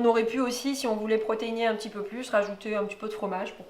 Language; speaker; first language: French; native; French